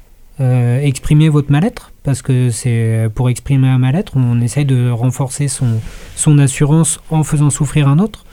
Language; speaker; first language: French; native; French